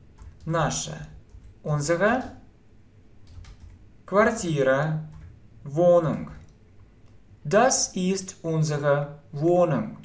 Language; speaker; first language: German; non-native, fluent; Russian